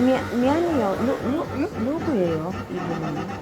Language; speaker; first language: Korean; non-native, learner; Filipino